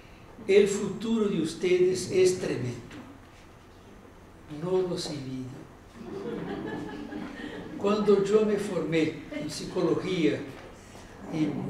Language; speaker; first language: Spanish; non-native, fluent; Portuguese